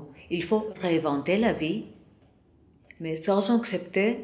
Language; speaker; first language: French; non-native, fluent; Greek